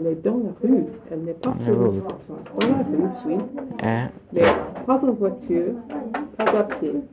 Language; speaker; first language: French; non-native, fluent; English